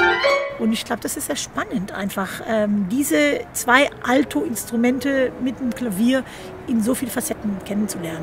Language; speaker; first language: German; non-native, fluent; Hebrew